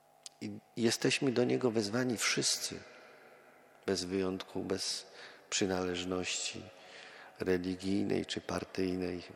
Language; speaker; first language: Polish; native; Polish